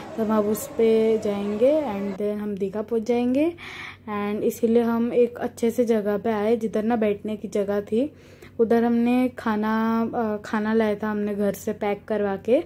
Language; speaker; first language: Hindi; non-native, local second language; Bangla